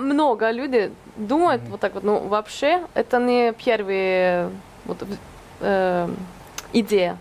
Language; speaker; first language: Russian; non-native, fluent; Norwegian